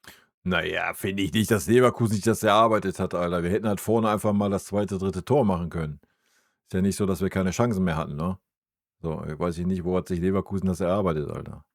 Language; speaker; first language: German; native; German